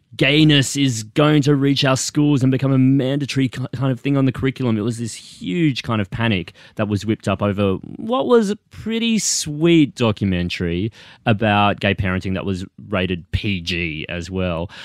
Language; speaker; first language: English; native; English